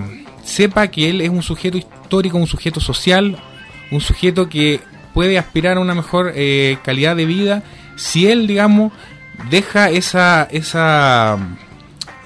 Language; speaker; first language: Spanish; native; Spanish